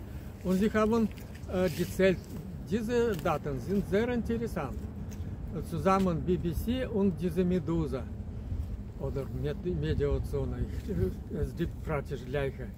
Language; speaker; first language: German; non-native, fluent; Russian